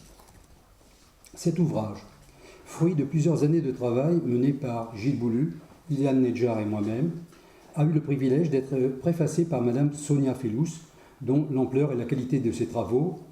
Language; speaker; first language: French; native; French